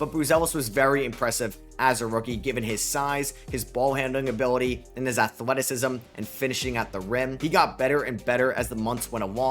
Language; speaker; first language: English; native; English